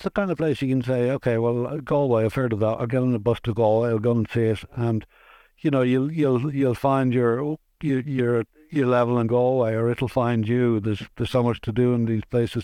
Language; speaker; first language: English; native; English